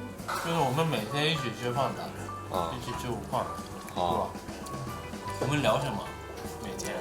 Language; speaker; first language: Chinese; non-native, fluent; Japanese